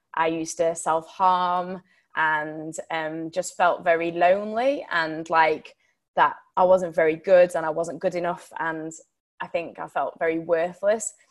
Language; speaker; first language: English; native; English